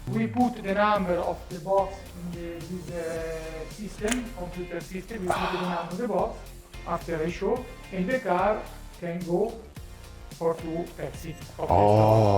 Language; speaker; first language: English; non-native, learner; Italian